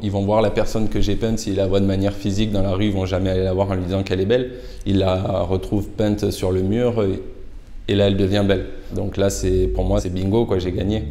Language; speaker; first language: French; native; French